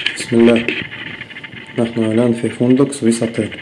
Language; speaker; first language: Arabic; non-native, fluent; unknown